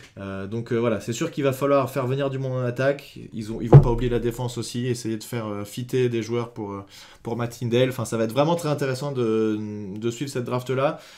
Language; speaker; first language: French; native; French